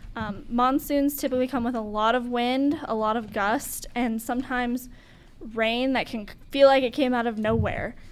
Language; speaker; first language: English; native; English